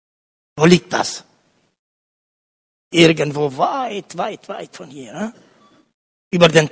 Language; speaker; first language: German; non-native, fluent; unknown